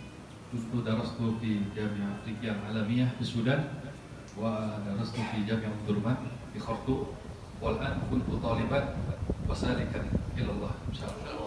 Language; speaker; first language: Arabic; non-native, fluent; Indonesian